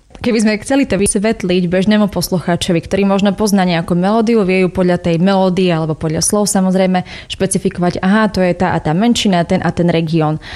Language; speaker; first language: Slovak; native; Slovak